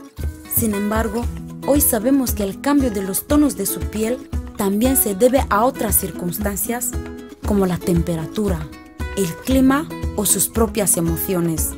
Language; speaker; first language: Spanish; native; Spanish